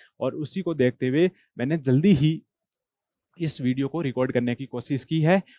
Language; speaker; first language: Hindi; non-native, local second language; Marwari